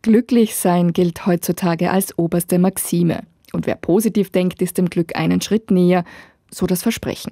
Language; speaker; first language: German; native; German